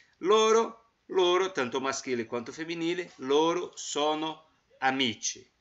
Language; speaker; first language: Italian; non-native, fluent; Portuguese